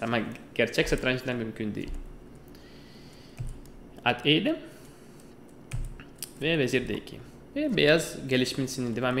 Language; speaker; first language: Turkish; non-native, fluent; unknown